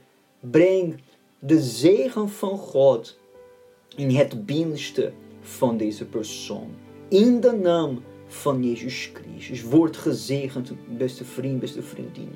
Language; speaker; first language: Dutch; non-native, fluent; Portuguese